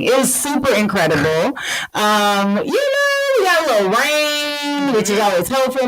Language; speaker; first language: English; native; English